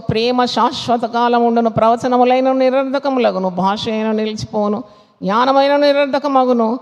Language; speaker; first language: Telugu; non-native, fluent; Malayalam